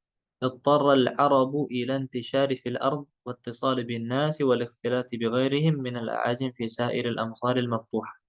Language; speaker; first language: Arabic; non-native, fluent; Indonesian